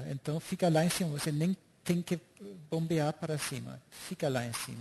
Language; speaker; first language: Portuguese; non-native, fluent; German